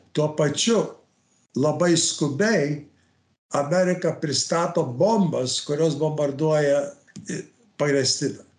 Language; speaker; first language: Lithuanian; early bilingual, heritage; Lithuanian